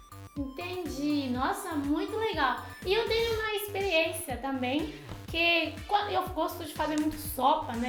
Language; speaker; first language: Portuguese; non-native, fluent; Chinese